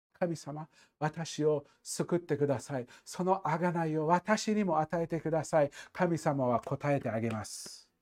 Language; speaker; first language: Japanese; non-native, fluent; English